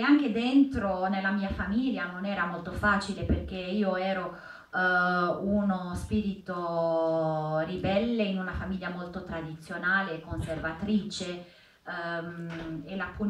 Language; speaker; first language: Italian; non-native, fluent; Arabic